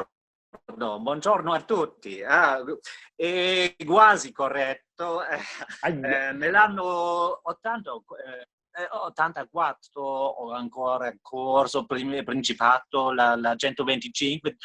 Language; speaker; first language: Italian; non-native, fluent; German